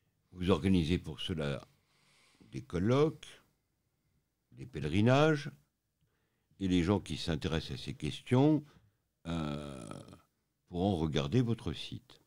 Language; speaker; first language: French; native; French